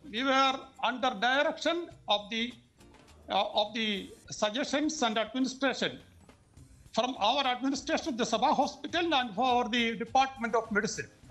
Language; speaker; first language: English; non-native, local second language; Malayalam